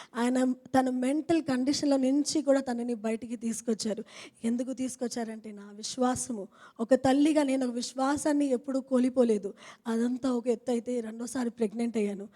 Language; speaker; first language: Telugu; non-native, fluent; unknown